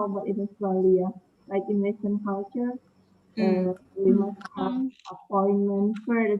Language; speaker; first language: English; non-native, learner; Indonesian